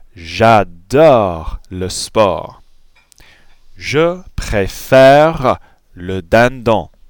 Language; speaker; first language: English; native; English